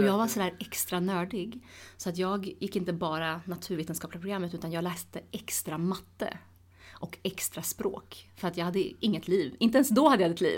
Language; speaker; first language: Swedish; early bilingual, other home language; Tigrinya